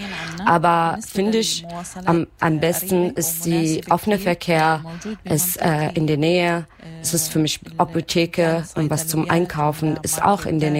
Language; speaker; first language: German; non-native, learner; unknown